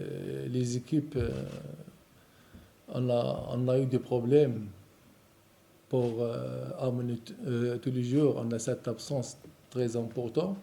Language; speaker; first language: French; non-native, local second language; Arabic